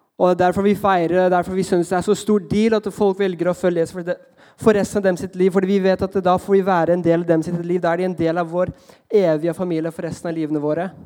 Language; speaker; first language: Norwegian; early bilingual, heritage; Norwegian